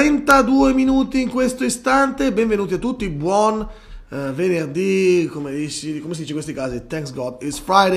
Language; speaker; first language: Italian; native; Italian